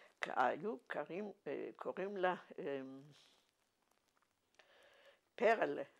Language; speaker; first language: Hebrew; non-native, fluent; Yiddish